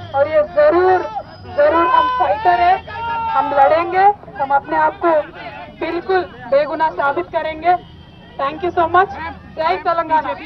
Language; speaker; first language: Hindi; non-native, local second language; Telugu